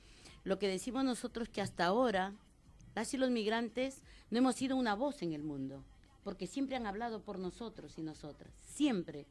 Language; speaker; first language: Spanish; native; Spanish